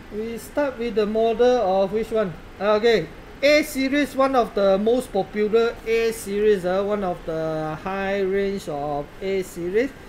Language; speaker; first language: English; non-native, local second language; Chinese